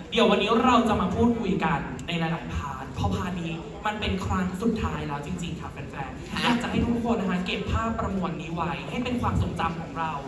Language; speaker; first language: Thai; native; Thai